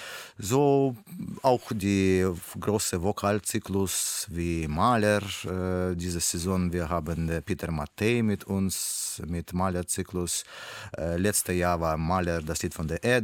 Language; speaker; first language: German; non-native, learner; Russian